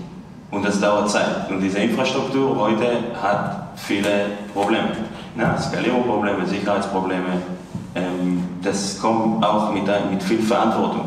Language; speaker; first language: German; non-native, fluent; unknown